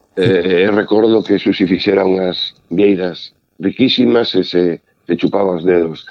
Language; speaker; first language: Galician; native; Galician